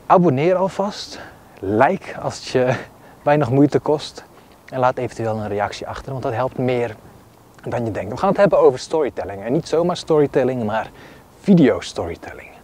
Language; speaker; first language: Dutch; early bilingual, other home language; Bosnian